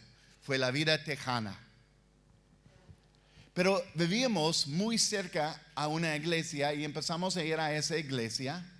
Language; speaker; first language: Spanish; non-native, fluent; English